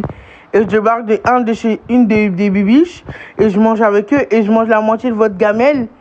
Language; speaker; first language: French; native; French